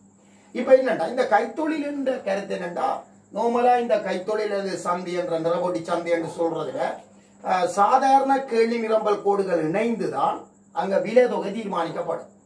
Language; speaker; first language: Tamil; native; Tamil